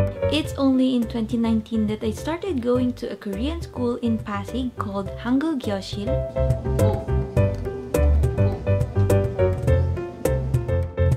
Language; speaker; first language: English; non-native, local second language; Filipino